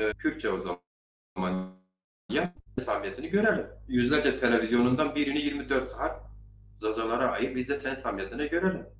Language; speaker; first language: Turkish; non-native, local second language; Zaza